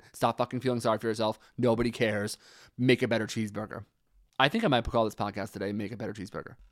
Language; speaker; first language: English; native; English